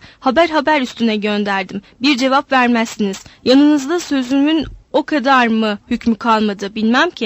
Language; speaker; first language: Turkish; native; Turkish